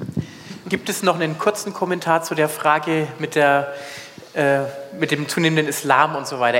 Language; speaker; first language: German; native; German